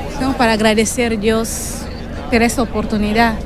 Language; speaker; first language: Spanish; non-native, learner; Upper Guinea Crioulo